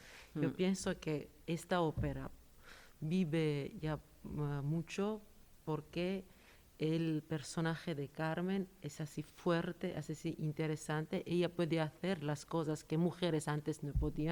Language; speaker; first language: Spanish; non-native, fluent; Georgian